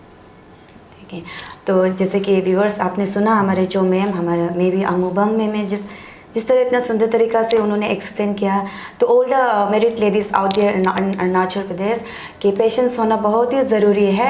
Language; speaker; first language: Hindi; non-native, local second language; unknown